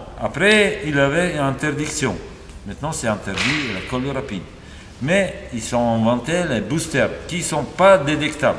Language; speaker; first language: French; non-native, fluent; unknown